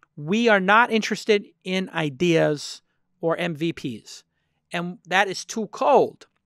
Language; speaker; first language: English; native; English